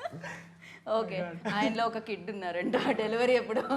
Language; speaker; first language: Telugu; native; Telugu